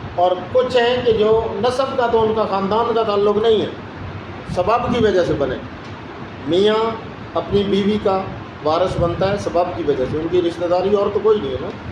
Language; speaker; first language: Urdu; non-native, local second language; Punjabi